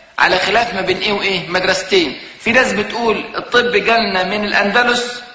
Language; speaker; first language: Arabic; native; Arabic